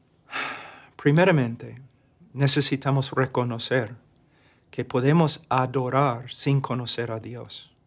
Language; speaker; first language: Spanish; non-native, fluent; English